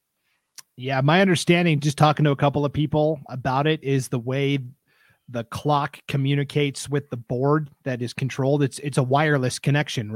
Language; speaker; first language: English; native; English